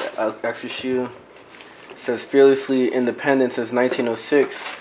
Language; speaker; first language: English; native; English